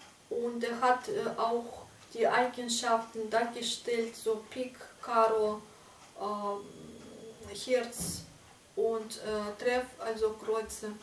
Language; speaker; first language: German; non-native, fluent; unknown